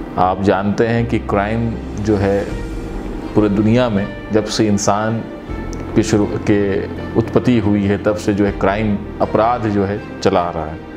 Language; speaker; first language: Hindi; native; Hindi